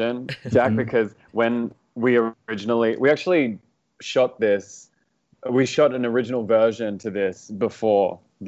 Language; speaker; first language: English; native; English